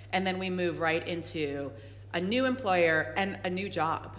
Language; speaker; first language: English; native; English